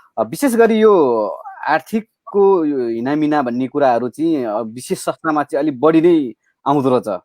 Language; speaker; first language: Nepali; native; Nepali